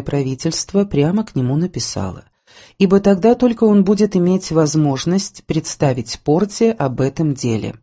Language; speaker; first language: Russian; native; Russian